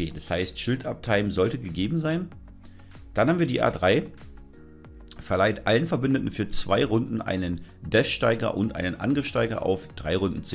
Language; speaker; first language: German; native; German